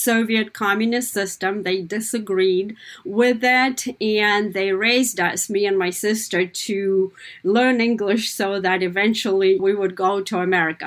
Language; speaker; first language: English; non-native, fluent; Kazakh